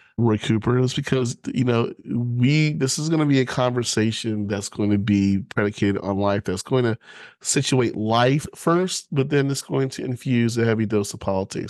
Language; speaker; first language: English; native; English